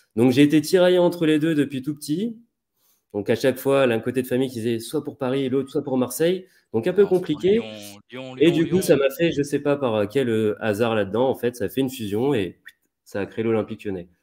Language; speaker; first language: French; native; French